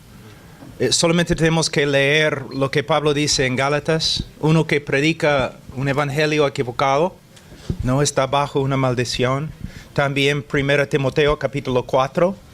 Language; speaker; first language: Spanish; non-native, fluent; English